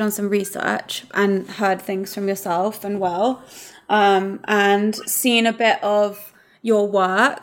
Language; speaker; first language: English; native; English